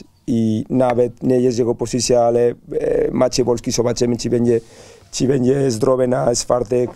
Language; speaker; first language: Polish; non-native, learner; Spanish